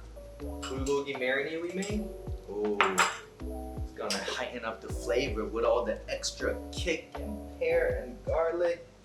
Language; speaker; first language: English; native; English